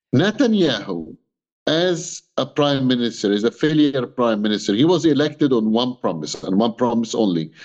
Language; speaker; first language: English; non-native, fluent; Arabic